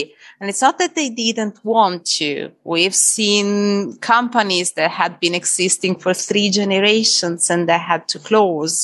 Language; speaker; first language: English; non-native, fluent; Italian